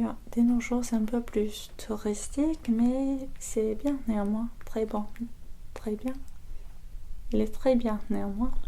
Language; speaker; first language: French; non-native, fluent; English